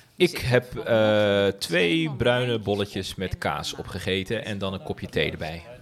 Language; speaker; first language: Dutch; early bilingual, other home language; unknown